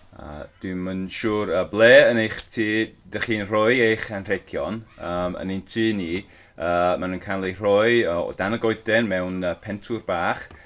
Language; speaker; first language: Welsh; non-native, local second language; English